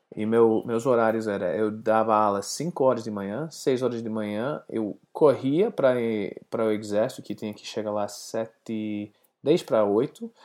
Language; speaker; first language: Portuguese; non-native, learner; English